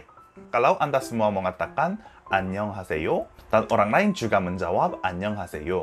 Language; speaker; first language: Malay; non-native, learner; Korean